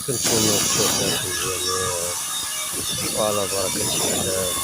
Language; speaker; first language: Arabic; native; Arabic